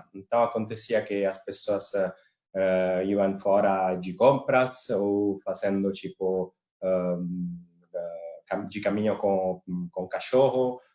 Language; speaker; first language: Portuguese; non-native, fluent; Italian